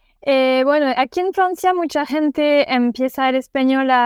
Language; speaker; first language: Spanish; non-native, learner; French